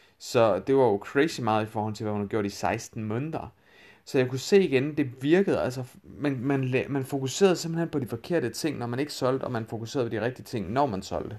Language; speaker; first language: Danish; native; Danish